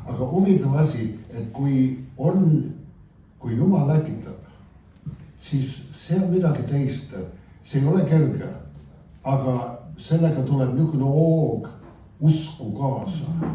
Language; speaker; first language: Estonian; early bilingual, heritage; Estonian